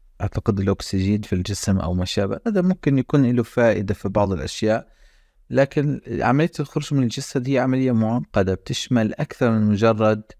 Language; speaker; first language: Arabic; native; Arabic